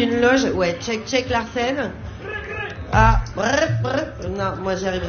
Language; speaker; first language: French; native; French